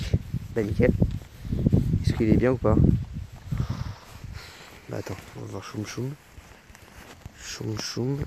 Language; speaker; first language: French; native; French